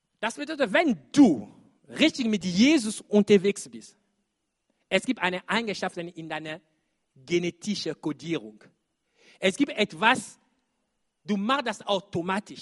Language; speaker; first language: German; non-native, fluent; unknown